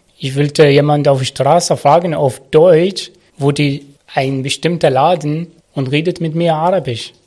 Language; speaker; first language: German; non-native, learner; Arabic